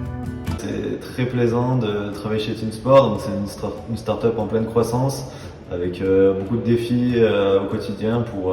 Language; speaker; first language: French; native; French